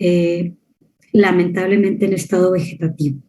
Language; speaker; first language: Spanish; native; Spanish